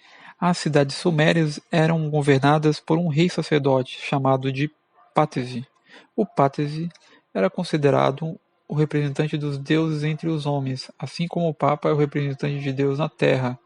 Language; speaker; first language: Portuguese; native; Portuguese